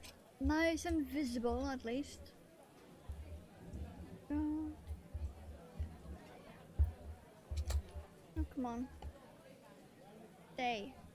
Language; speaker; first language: English; non-native, fluent; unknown